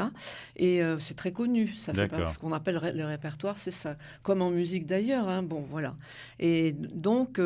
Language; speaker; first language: French; native; French